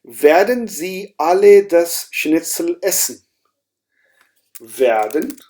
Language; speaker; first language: German; non-native, fluent; Urdu